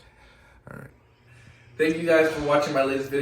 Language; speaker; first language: English; native; English